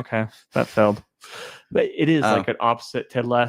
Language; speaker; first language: English; native; English